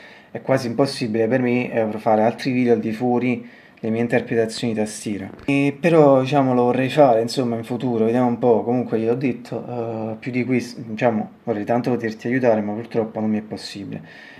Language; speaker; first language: Italian; native; Italian